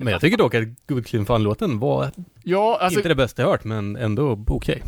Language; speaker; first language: Swedish; native; Swedish